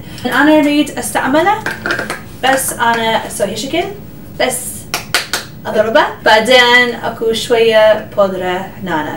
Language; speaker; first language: Arabic; early bilingual, heritage; English